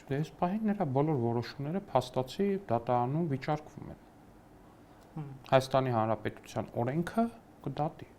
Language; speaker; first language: Armenian; native; Armenian